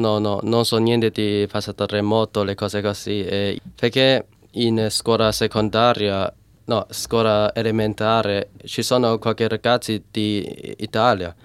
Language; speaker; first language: Italian; non-native, learner; Cantonese